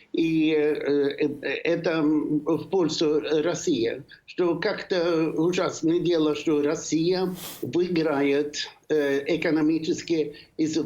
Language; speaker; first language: Russian; non-native, fluent; Swedish